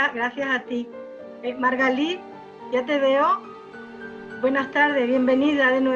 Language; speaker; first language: Spanish; native; Spanish